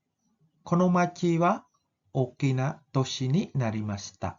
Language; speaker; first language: Japanese; non-native, fluent; Khmer